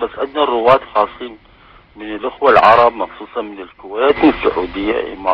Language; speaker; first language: Arabic; native; Arabic